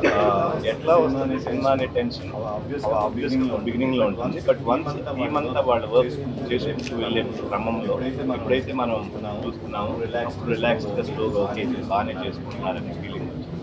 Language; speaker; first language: Telugu; native; Telugu